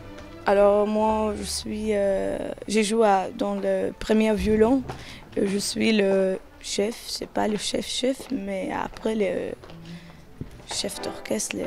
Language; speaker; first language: French; non-native, learner; Arabic